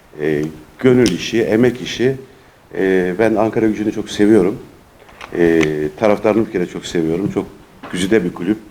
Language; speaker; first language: Turkish; native; Turkish